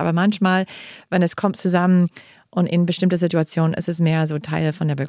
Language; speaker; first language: German; non-native, fluent; English